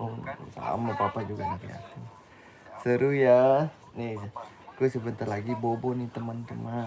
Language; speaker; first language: Indonesian; native; Indonesian